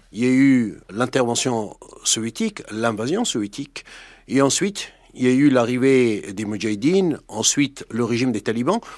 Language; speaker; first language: French; non-native, fluent; Persian